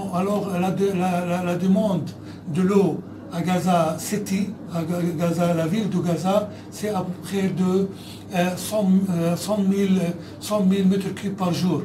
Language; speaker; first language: French; non-native, fluent; Arabic